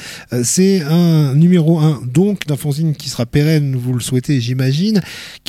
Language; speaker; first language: French; native; French